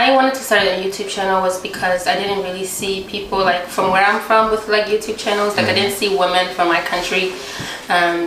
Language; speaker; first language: English; early bilingual, other home language; Rundi